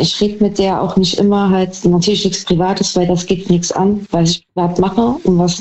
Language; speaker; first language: German; native; German